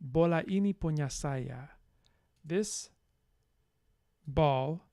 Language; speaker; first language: Indonesian; non-native, learner; English